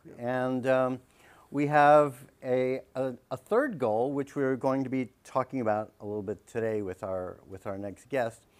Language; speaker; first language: English; native; English